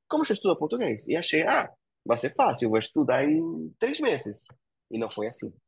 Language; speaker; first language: Portuguese; non-native, fluent; Spanish